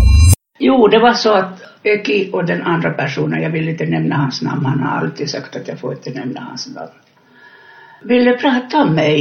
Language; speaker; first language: Swedish; non-native, fluent; Finnish